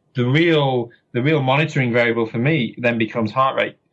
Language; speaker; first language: English; native; English